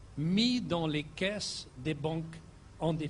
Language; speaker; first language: French; non-native, fluent; German